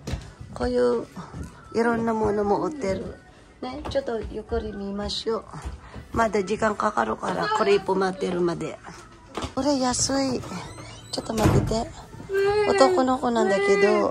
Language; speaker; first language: Japanese; non-native, fluent; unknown